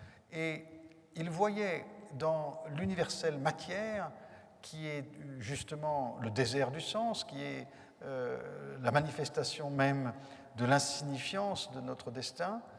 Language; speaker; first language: French; native; French